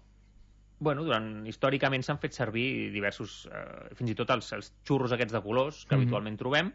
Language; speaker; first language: Catalan; native; Catalan